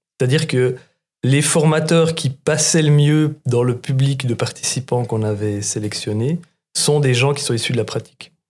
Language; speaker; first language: French; native; French